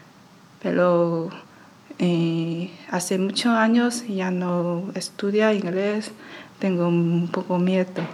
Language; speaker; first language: Spanish; non-native, learner; Chinese